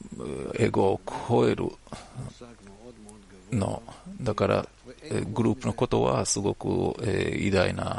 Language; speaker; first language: Japanese; non-native, learner; Hebrew